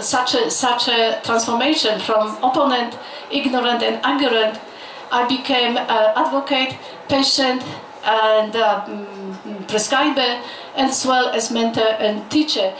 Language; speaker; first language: English; non-native, fluent; Polish